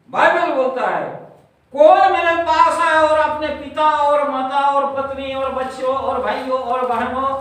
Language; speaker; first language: Hindi; non-native, local second language; Bangla